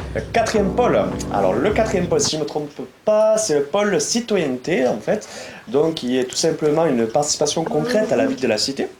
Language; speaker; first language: French; native; French